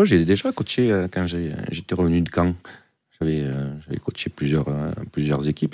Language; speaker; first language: French; native; French